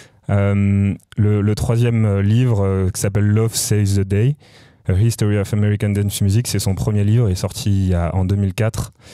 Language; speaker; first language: French; native; French